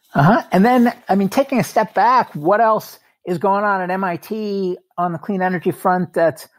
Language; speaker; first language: English; native; English